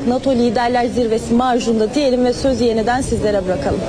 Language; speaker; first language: Turkish; native; Turkish